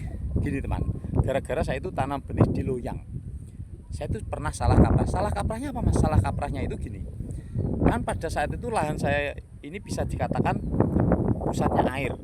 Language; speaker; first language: Indonesian; non-native, local second language; Javanese